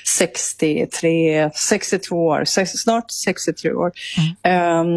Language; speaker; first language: Swedish; native; Swedish